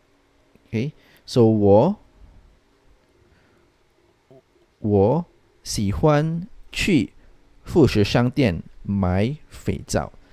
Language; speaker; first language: Chinese; non-native, fluent; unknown